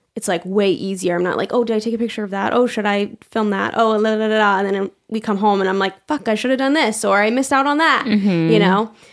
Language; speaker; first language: English; early bilingual, other home language; Italian